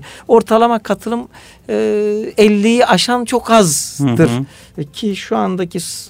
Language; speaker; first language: Turkish; native; Turkish